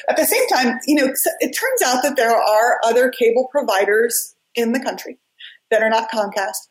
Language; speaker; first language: English; native; English